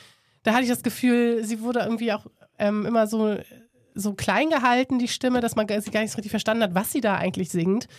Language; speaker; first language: German; native; German